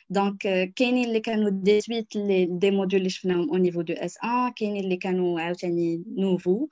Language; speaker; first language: French; non-native, local second language; Arabic